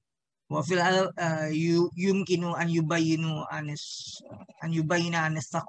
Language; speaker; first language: Arabic; non-native, learner; Indonesian